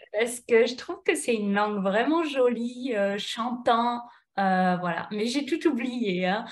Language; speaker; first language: French; native; French